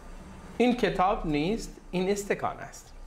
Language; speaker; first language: Persian; non-native, fluent; Urdu